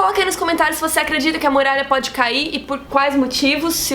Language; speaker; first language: Portuguese; native; Portuguese